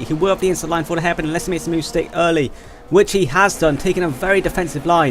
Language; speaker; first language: English; native; English